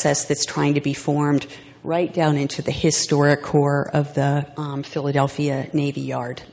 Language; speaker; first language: English; native; English